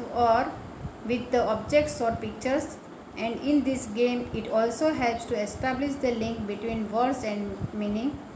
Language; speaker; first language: English; non-native, local second language; Gujarati